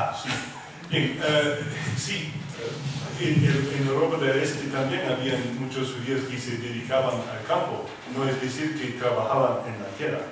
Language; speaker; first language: Spanish; non-native, fluent; English